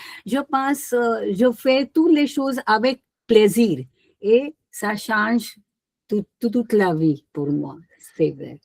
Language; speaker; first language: French; non-native, learner; Hindi